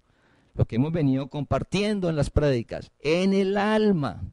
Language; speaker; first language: Spanish; native; Spanish